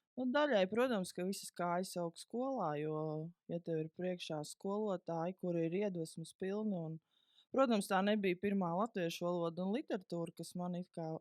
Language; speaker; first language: Latvian; native; Latvian